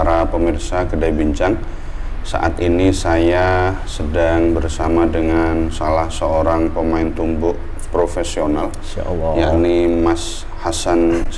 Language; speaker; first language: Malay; non-native, local second language; Javanese